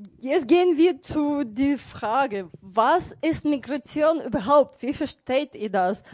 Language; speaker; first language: German; non-native, fluent; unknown